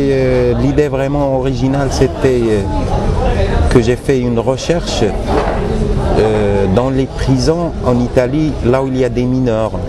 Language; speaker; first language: French; non-native, local second language; Arabic